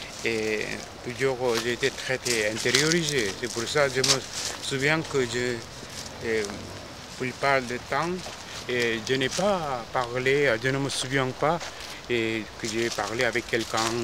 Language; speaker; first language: French; non-native, fluent; Korean